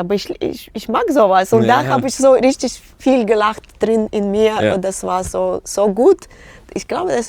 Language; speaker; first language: German; non-native, learner; Russian